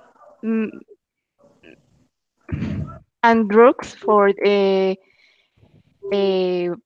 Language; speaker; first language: English; non-native, learner; Spanish